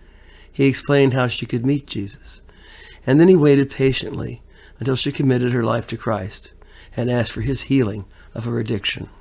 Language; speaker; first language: English; native; English